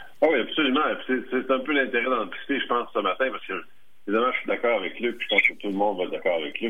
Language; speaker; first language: French; native; French